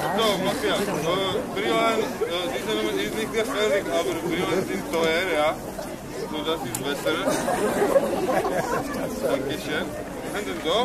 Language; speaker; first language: German; non-native, learner; Czech